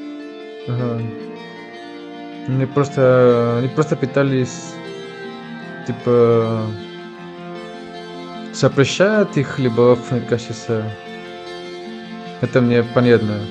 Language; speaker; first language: Russian; non-native, fluent; Spanish